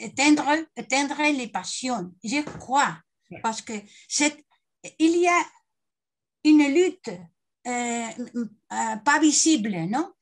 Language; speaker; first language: French; non-native, learner; Spanish